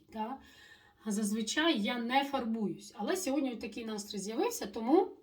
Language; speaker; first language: Ukrainian; non-native, local second language; Russian